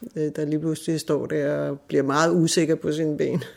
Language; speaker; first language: Danish; native; Danish